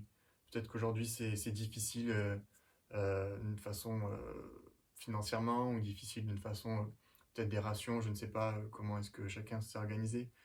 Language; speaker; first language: French; native; French